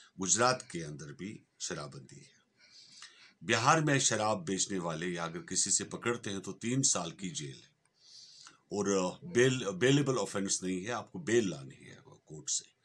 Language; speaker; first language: Hindi; non-native, local second language; Kashmiri